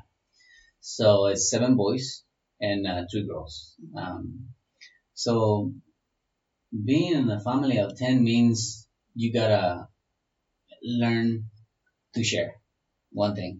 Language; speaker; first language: English; non-native, fluent; Spanish